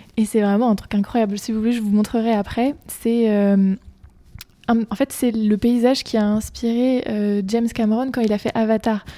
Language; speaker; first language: French; native; French